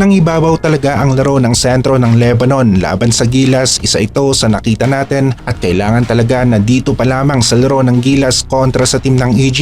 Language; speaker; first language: Filipino; native; Filipino